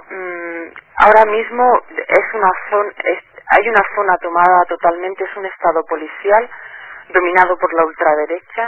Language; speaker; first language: Spanish; native; Spanish